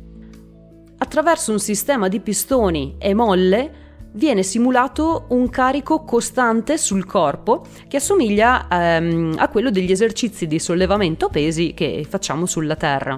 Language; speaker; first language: Italian; native; Italian